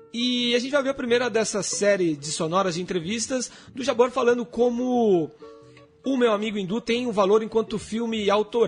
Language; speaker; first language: Portuguese; native; Portuguese